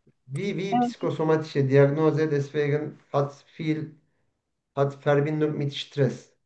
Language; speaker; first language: German; non-native, learner; Turkish